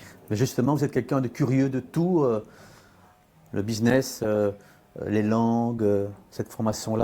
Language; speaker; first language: French; native; French